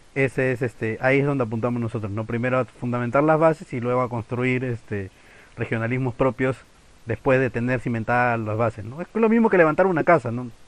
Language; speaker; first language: Spanish; native; Spanish